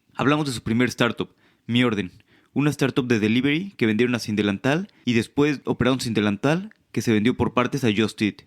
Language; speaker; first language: Spanish; native; Spanish